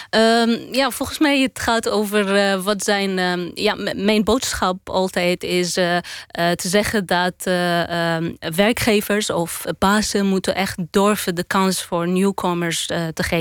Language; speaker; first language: Dutch; non-native, learner; Arabic